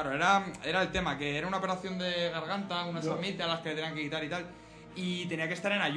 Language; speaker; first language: Spanish; native; Spanish